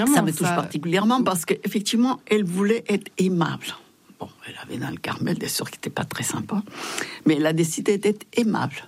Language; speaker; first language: French; non-native, fluent; Spanish